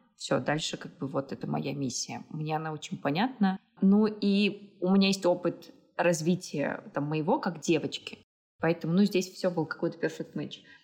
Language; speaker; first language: Russian; native; Russian